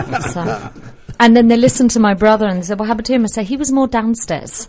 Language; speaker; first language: English; native; English